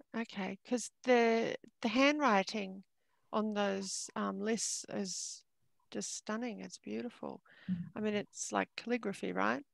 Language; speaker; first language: English; native; English